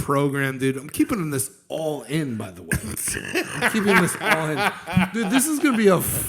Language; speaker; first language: English; native; English